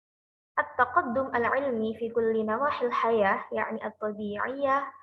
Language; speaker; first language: Arabic; non-native, learner; Indonesian